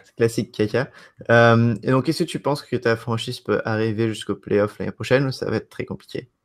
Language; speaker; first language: French; native; French